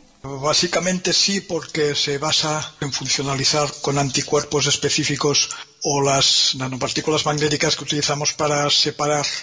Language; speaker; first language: Spanish; native; Spanish